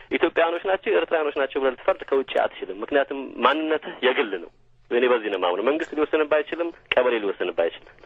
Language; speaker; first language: Amharic; non-native, local second language; Tigrinya